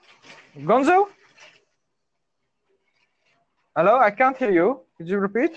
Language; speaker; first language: English; non-native, fluent; Dutch